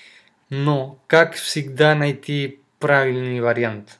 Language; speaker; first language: Russian; non-native, fluent; Spanish